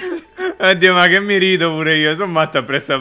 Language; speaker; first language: Italian; native; Italian